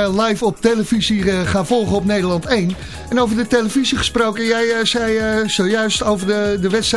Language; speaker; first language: Dutch; native; Dutch